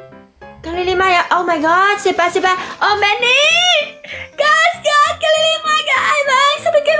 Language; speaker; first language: Indonesian; non-native, learner; Vietnamese